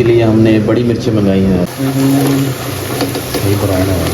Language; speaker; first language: Urdu; native; Urdu